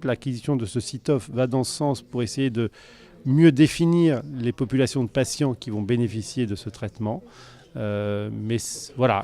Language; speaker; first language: French; native; French